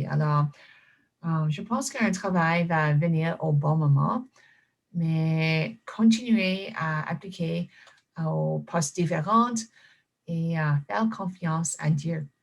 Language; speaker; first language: French; non-native, fluent; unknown